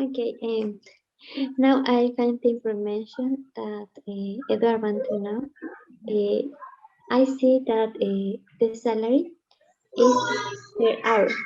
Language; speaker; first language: English; non-native, learner; Spanish